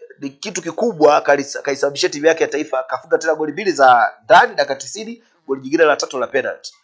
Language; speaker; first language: Swahili; native; Swahili